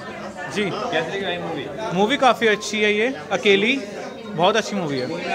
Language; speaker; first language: Hindi; native; Hindi